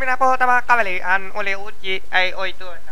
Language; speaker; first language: Finnish; non-native, learner; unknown